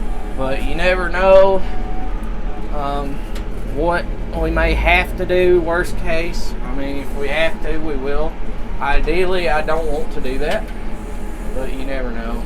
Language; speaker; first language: English; native; English